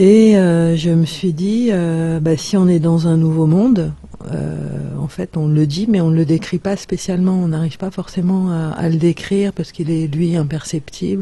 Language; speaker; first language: French; native; French